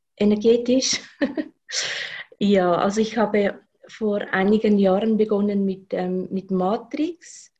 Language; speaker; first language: German; native; German